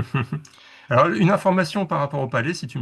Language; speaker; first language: French; native; French